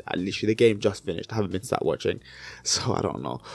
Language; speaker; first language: English; native; English